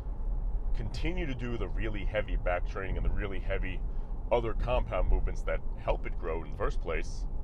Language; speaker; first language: English; native; English